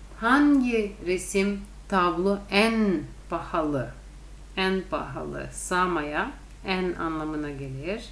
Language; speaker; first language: Turkish; non-native, fluent; Russian